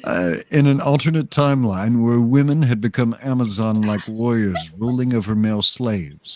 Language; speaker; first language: English; native; English